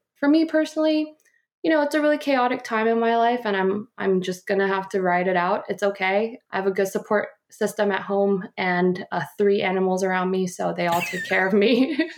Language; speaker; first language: English; early bilingual, other home language; Korean